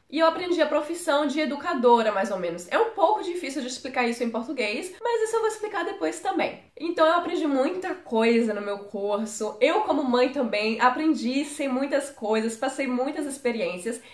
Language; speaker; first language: Portuguese; native; Portuguese